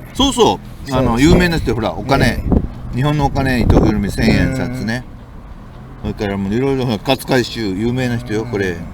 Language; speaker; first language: Japanese; native; Japanese